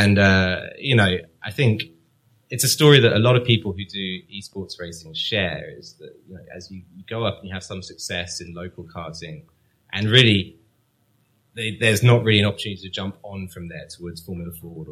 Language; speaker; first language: English; native; English